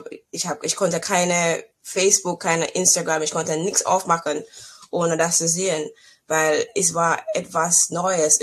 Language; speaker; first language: German; non-native, learner; English